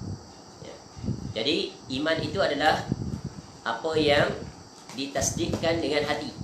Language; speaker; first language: Malay; native; Malay